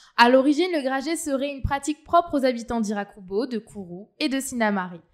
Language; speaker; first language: French; native; French